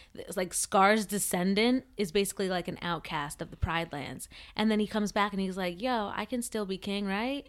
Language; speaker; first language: English; native; English